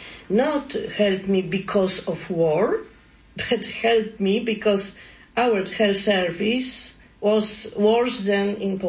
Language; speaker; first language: English; non-native, learner; Polish